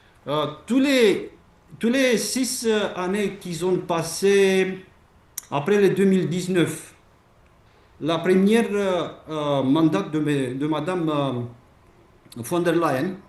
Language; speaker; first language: French; non-native, fluent; Romanian